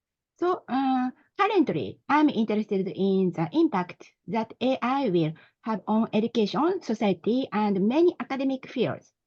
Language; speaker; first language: English; non-native, learner; Japanese